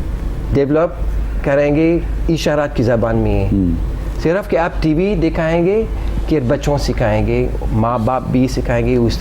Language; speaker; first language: Hindi; non-native, learner; English